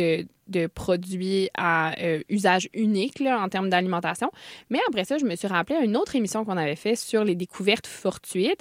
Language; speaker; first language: French; native; French